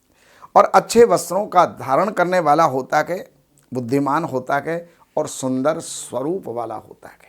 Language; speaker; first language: Hindi; native; Hindi